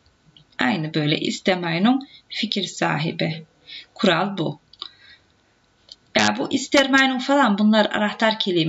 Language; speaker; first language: Turkish; native; Turkish